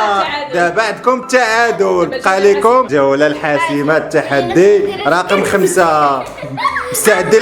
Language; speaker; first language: Arabic; native; Arabic